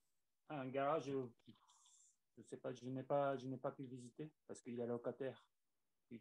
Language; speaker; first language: French; non-native, learner; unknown